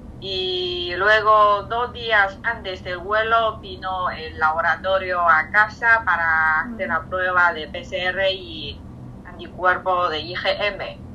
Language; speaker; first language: Spanish; non-native, fluent; Chinese